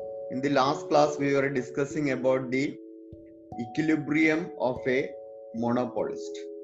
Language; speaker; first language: English; non-native, local second language; Malayalam